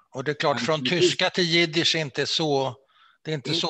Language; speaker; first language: Swedish; native; Swedish